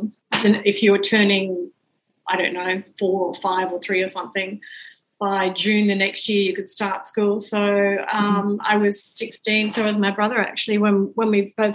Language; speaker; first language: English; native; English